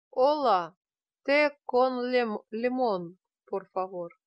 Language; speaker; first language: Spanish; non-native, fluent; Russian